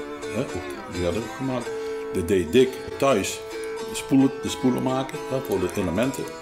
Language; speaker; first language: Dutch; native; Dutch